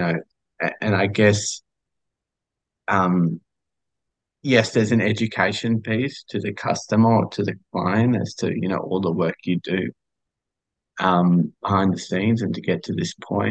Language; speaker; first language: English; native; English